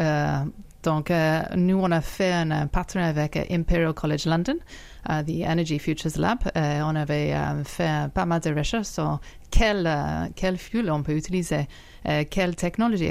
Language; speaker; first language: French; non-native, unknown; English